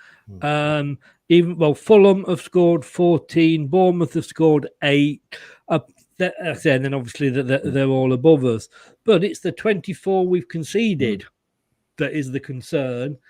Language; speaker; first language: English; native; English